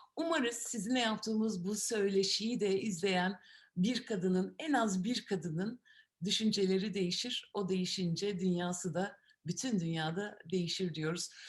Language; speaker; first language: Turkish; native; Turkish